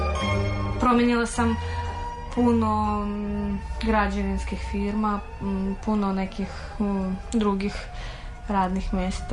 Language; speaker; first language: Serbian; non-native, fluent; Russian